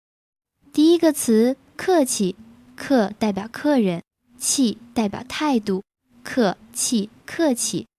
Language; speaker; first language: Chinese; native; Chinese